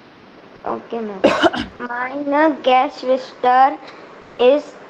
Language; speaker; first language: German; non-native, learner; Hindi